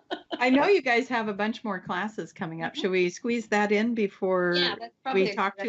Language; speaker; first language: English; native; English